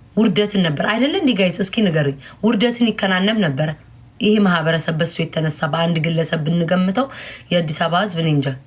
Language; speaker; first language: Amharic; native; Amharic